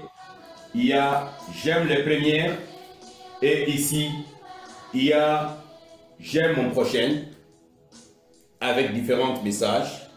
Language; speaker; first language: French; non-native, local second language; Swahili